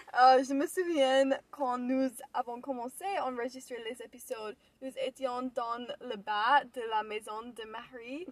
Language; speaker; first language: French; non-native, learner; English